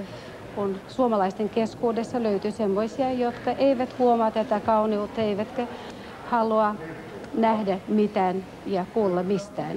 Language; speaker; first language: Finnish; early bilingual, heritage; Finnish